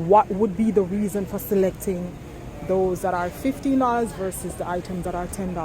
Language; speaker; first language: English; native; English